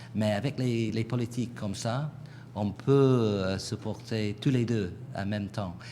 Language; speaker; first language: French; non-native, fluent; English